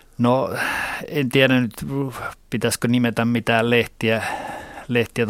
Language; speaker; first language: Finnish; native; Finnish